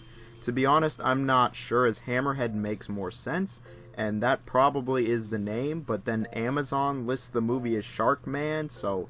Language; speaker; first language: English; native; English